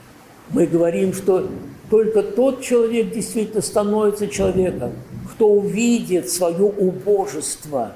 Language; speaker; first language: Russian; native; Russian